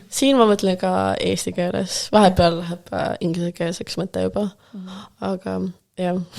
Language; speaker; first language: Estonian; non-native, local second language; Russian